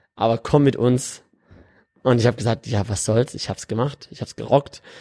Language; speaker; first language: German; native; German